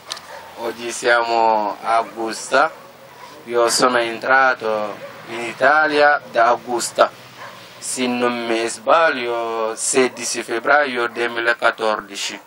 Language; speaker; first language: Italian; non-native, learner; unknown